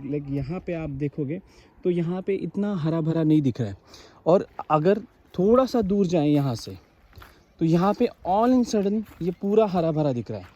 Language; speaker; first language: Hindi; non-native, local second language; Marathi